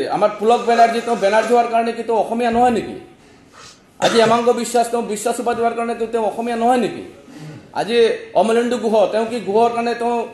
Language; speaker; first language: Assamese; non-native, local second language; Bangla